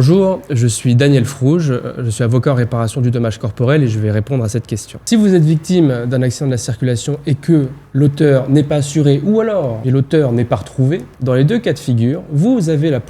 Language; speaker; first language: French; native; French